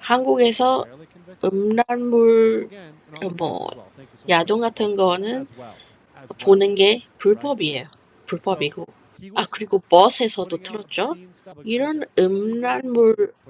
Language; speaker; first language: Korean; non-native, fluent; English